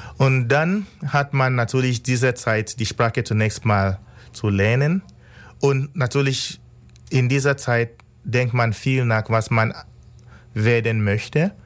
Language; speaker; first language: German; non-native, fluent; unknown